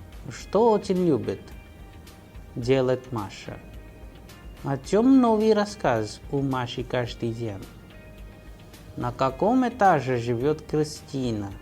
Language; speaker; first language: Russian; non-native, fluent; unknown